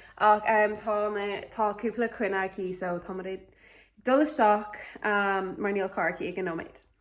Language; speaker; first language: Irish; non-native, local second language; English